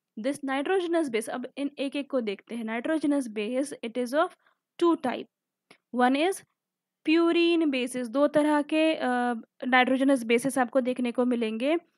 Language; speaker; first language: Hindi; native; Hindi